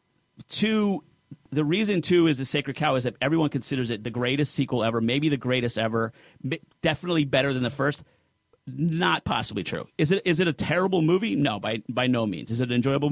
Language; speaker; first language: English; native; English